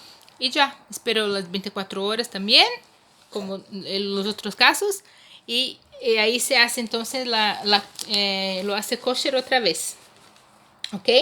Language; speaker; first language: Spanish; non-native, fluent; Portuguese